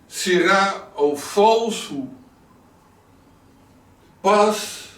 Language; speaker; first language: Portuguese; non-native, learner; Dutch